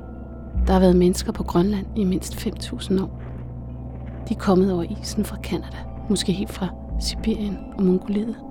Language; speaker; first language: Danish; native; Danish